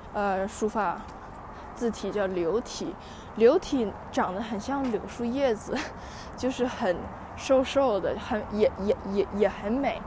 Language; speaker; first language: Chinese; early bilingual, heritage; Chinese